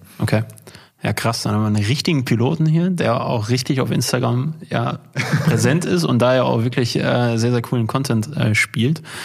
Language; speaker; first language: German; native; German